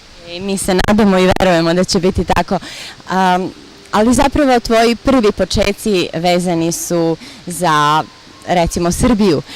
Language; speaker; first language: Bosnian; native; Bosnian